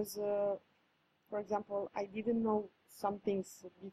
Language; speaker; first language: English; non-native, fluent; Serbian